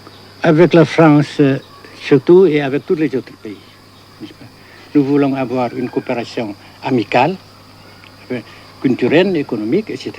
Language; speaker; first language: French; non-native, local second language; Vietnamese